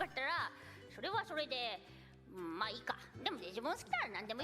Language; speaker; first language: Japanese; native; Japanese